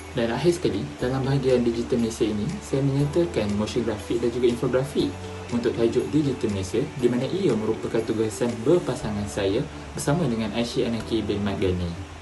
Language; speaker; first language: Malay; native; Malay